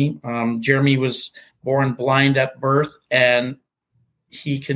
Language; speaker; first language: English; native; English